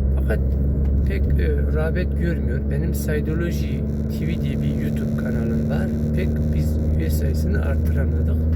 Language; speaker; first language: Turkish; non-native, local second language; Kurdish